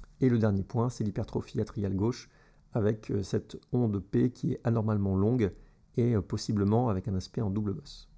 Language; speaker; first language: French; native; French